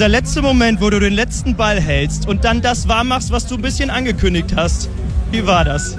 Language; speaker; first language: German; native; German